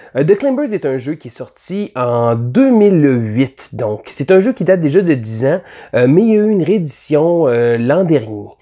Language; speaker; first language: French; native; French